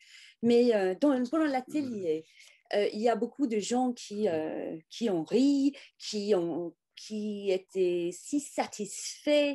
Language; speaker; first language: French; non-native, fluent; English